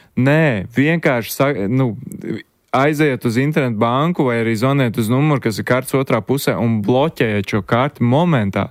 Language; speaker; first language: Latvian; native; Latvian